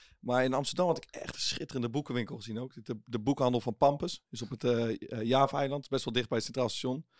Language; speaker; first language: Dutch; native; Dutch